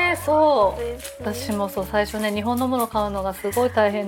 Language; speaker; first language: Japanese; native; Japanese